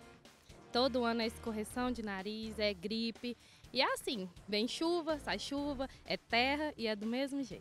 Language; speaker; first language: Portuguese; native; Portuguese